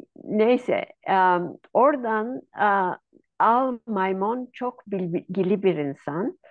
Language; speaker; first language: Turkish; non-native, local second language; Ladino